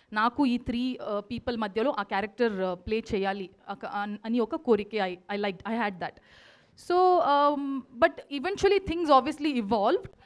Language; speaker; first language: Telugu; non-native, learner; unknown